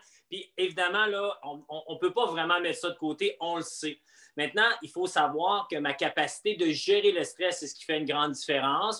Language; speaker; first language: French; native; French